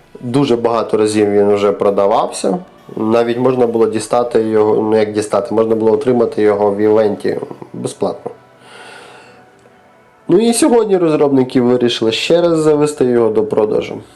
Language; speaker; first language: Ukrainian; native; Ukrainian